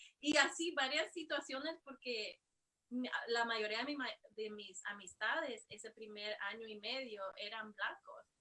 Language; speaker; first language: Spanish; early bilingual, heritage; Spanish